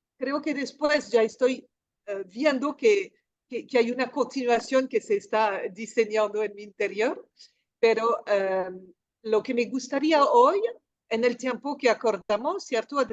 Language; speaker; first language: Spanish; non-native, fluent; French